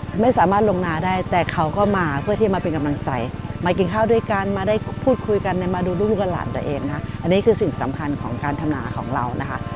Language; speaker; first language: Thai; native; Thai